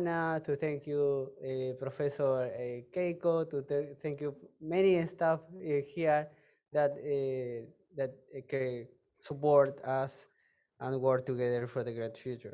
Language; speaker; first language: English; non-native, fluent; Spanish